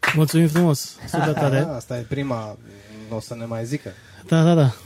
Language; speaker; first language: Romanian; early bilingual, heritage; Romanian